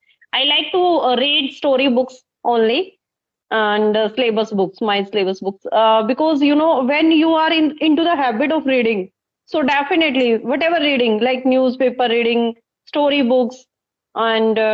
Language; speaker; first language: English; non-native, local second language; Hindi